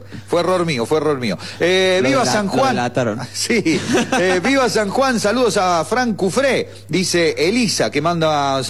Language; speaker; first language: Spanish; native; Spanish